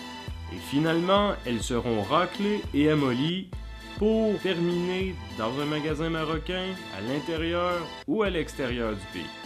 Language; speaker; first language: French; native; French